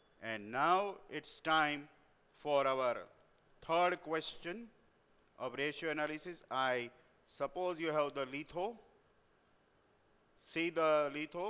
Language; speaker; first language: English; non-native, local second language; Gujarati